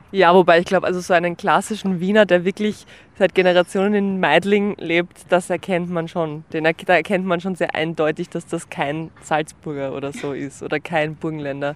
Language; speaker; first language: German; native; German